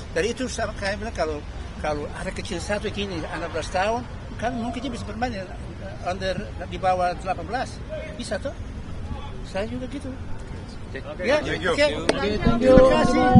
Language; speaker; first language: Indonesian; early bilingual, heritage; Indonesian